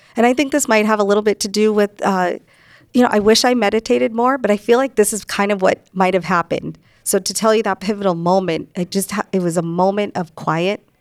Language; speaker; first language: English; early bilingual, other home language; Hindi